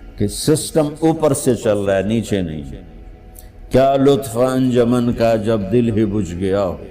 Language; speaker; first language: Urdu; non-native, local second language; Punjabi